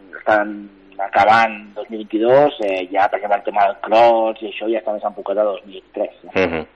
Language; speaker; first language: Catalan; native; Catalan